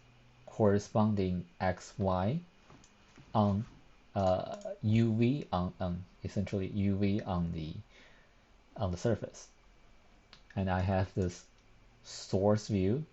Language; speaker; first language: English; non-native, fluent; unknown